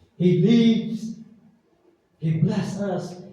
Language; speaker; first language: English; non-native, local second language; Filipino